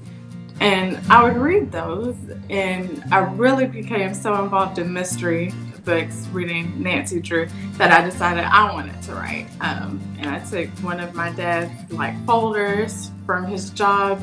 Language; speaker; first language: English; native; English